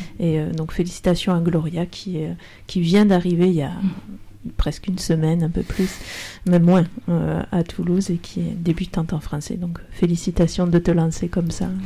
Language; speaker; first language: French; native; French